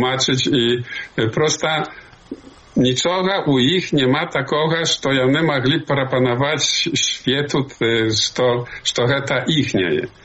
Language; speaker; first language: Polish; non-native, learner; Belarusian